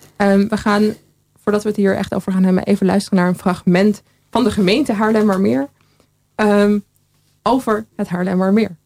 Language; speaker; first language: Dutch; native; Dutch